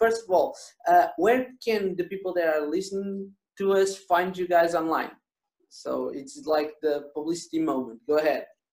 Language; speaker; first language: English; non-native, fluent; Portuguese